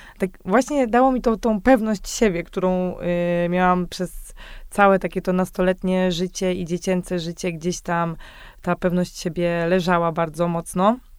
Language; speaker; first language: Polish; native; Polish